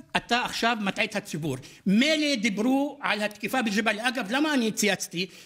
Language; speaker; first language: Hebrew; non-native, local second language; Arabic